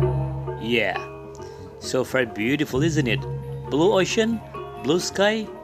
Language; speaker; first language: English; non-native, local second language; Indonesian